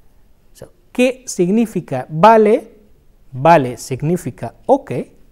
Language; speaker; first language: Spanish; non-native, fluent; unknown